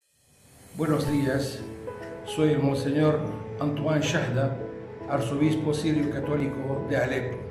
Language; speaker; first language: Spanish; non-native, fluent; Arabic